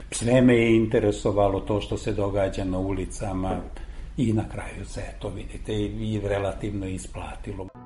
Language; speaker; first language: Serbian; non-native, local second language; Hungarian